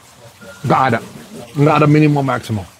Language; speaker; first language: Indonesian; non-native, fluent; English